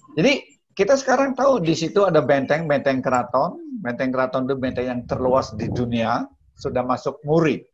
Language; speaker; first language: Indonesian; non-native, local second language; Balinese